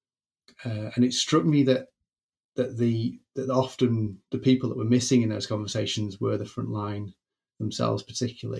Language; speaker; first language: English; native; English